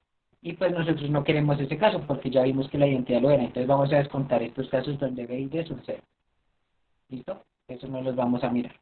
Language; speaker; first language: Spanish; native; Spanish